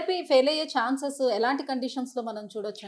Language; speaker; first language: Telugu; native; Telugu